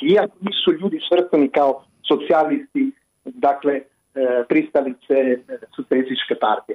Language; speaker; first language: Croatian; non-native, fluent; Italian